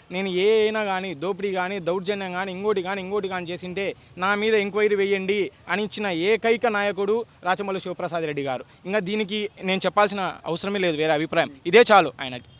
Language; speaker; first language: Telugu; native; Telugu